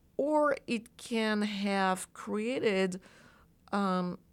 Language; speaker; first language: English; non-native, fluent; French